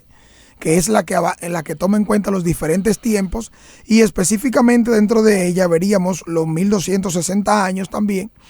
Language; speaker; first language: Spanish; native; Spanish